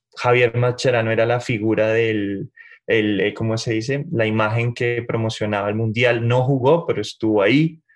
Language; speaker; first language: Spanish; native; Spanish